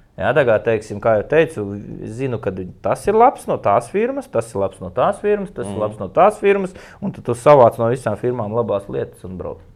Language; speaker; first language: Latvian; native; Latvian